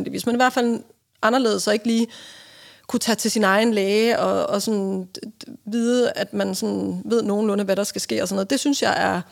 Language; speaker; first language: Danish; native; Danish